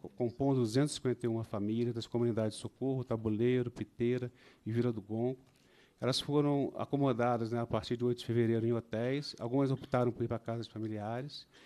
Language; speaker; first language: Portuguese; native; Portuguese